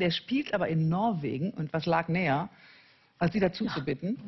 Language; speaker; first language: German; native; German